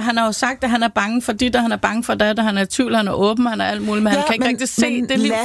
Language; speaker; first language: Danish; native; Danish